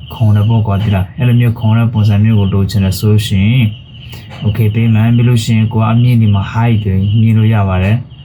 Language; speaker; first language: Burmese; non-native, local second language; Shan